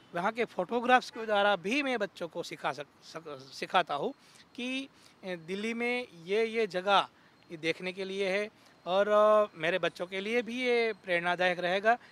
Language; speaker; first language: Hindi; non-native, local second language; Gujarati